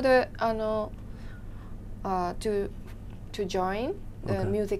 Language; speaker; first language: English; non-native, learner; Japanese